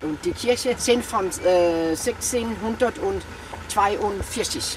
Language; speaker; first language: German; non-native, learner; Danish